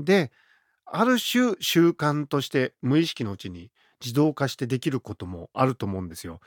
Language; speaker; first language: Japanese; native; Japanese